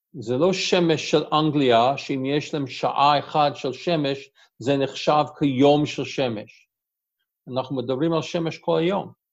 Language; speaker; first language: Hebrew; non-native, fluent; English